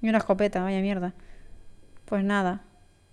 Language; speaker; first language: Spanish; native; Spanish